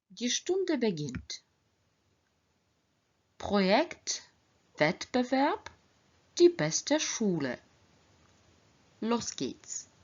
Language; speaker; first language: German; non-native, fluent; Ukrainian